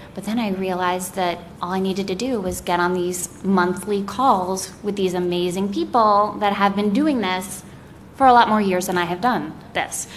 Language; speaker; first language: English; native; English